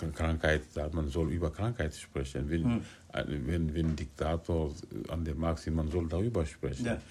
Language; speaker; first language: German; non-native, fluent; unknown